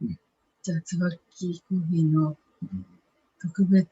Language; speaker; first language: Japanese; native; Japanese